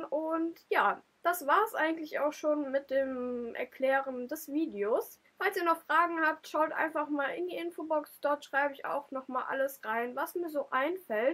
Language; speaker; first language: German; native; German